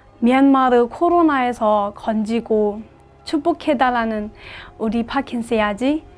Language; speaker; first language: Korean; non-native, fluent; Burmese